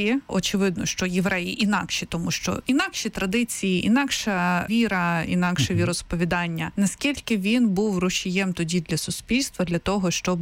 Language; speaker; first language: Ukrainian; native; Ukrainian